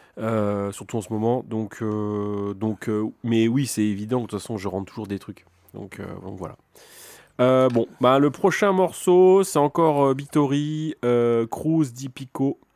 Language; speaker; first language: French; native; French